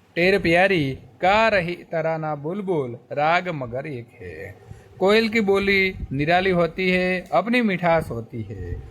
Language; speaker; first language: Hindi; non-native, local second language; Gujarati